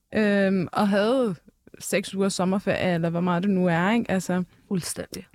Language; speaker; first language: Danish; early bilingual, other home language; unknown